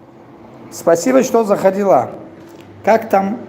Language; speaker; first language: Russian; non-native, local second language; Tajik